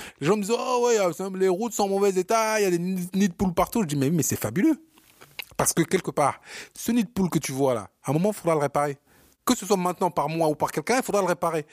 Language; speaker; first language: French; early bilingual, other home language; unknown